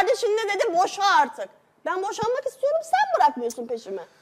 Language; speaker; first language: Turkish; native; Turkish